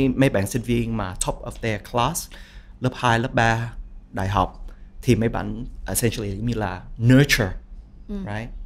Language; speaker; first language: Vietnamese; early bilingual, heritage; Vietnamese